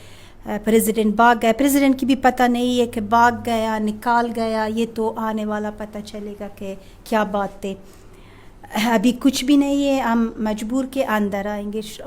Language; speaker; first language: Hindi; non-native, fluent; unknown